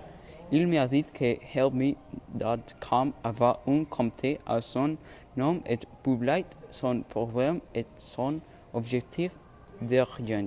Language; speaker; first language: French; non-native, learner; Spanish